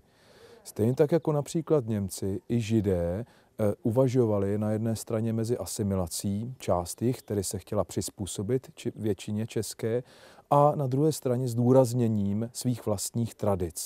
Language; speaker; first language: Czech; native; Czech